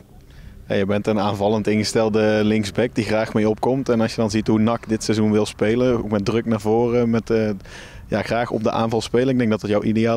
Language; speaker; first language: Dutch; native; Dutch